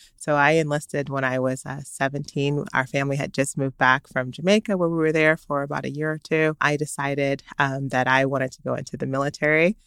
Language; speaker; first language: English; native; English